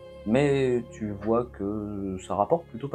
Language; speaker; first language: French; native; French